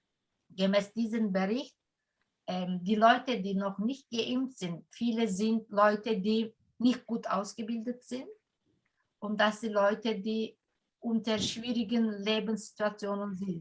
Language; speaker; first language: German; non-native, fluent; Turkish